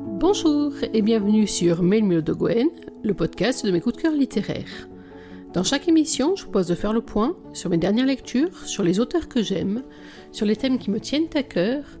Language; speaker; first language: French; native; French